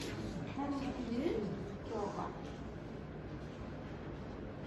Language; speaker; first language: Japanese; non-native, learner; Spanish